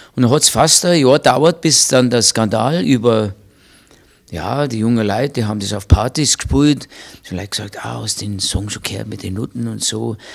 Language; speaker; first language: German; native; German